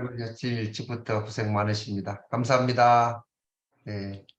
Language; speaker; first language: Korean; native; Korean